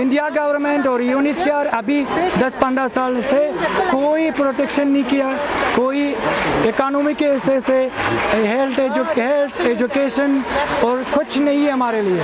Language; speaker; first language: Hindi; non-native, fluent; Persian